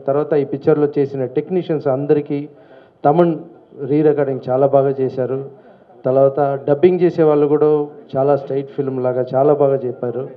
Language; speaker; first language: Telugu; non-native, local second language; Tamil